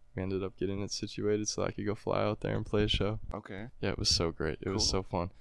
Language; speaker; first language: English; native; English